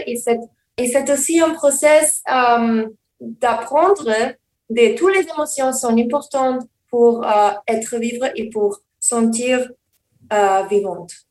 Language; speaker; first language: French; non-native, learner; German